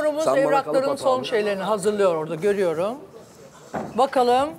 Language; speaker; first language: Turkish; native; Turkish